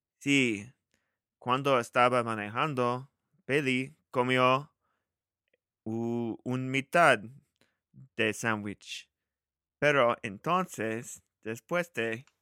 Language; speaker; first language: Spanish; non-native, learner; English